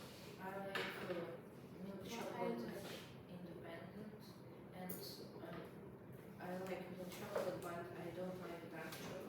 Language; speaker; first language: English; non-native, learner; Russian